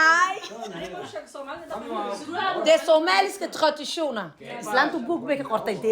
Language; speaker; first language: Danish; early bilingual, heritage; Somali